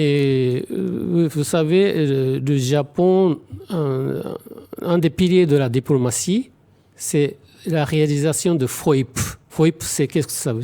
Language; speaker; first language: French; non-native, fluent; Japanese